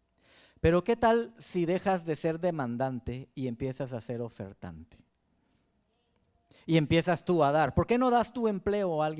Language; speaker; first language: Spanish; native; Spanish